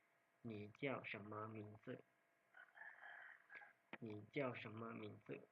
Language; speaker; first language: Chinese; non-native, fluent; Hmong